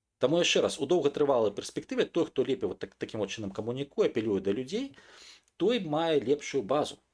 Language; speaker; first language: Belarusian; non-native, local second language; Russian